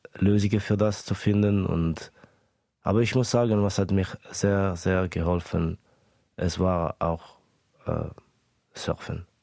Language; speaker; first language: German; early bilingual, other home language; Estonian